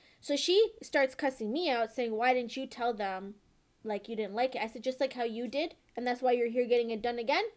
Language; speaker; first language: English; native; English